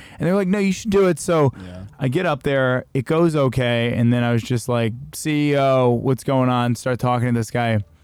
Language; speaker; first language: English; native; English